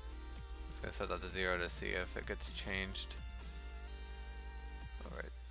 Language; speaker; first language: English; native; English